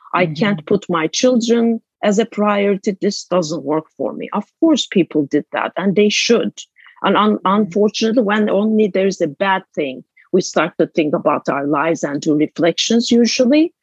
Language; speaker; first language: English; non-native, fluent; Turkish